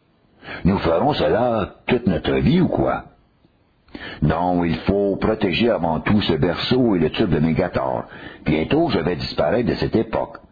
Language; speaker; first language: French; native; French